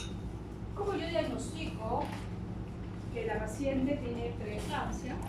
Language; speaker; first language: Spanish; native; Spanish